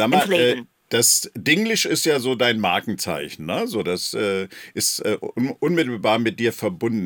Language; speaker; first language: German; native; German